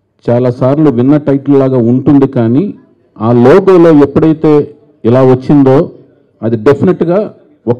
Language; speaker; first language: Telugu; native; Telugu